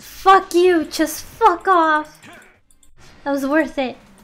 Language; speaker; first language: English; early bilingual, other home language; Spanish